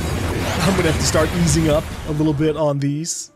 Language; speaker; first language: English; native; English